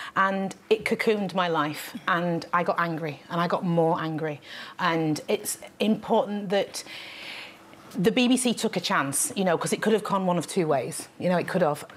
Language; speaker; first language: English; native; English